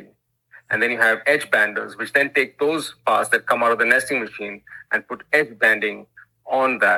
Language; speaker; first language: English; non-native, local second language; Hindi